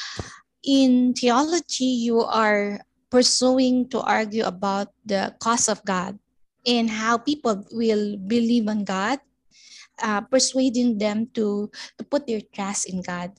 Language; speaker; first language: English; non-native, local second language; Filipino